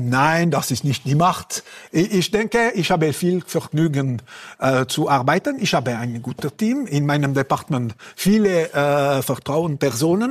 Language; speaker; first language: German; non-native, local second language; French